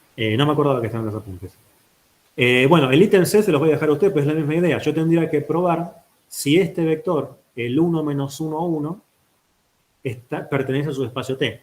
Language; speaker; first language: Spanish; native; Spanish